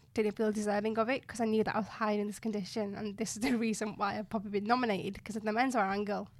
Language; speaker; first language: English; native; English